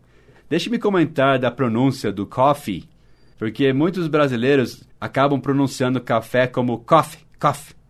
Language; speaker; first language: Portuguese; non-native, fluent; English